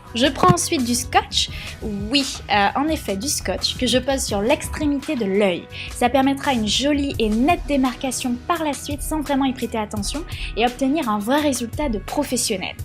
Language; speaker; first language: French; native; French